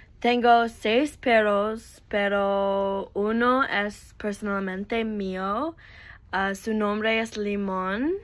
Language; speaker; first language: Spanish; non-native, learner; English